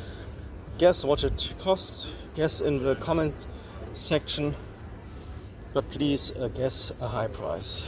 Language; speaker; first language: English; non-native, fluent; German